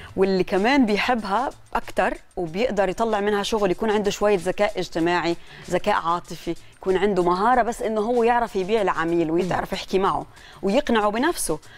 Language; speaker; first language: Arabic; native; Arabic